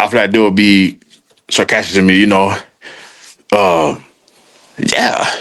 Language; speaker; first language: English; native; English